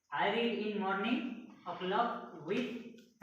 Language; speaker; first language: English; non-native, learner; Hindi